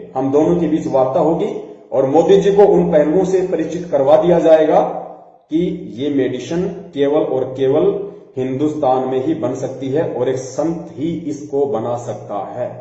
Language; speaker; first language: Hindi; native; Hindi